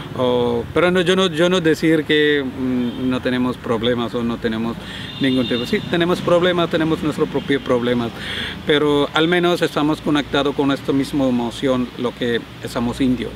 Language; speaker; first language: Spanish; non-native, learner; Malayalam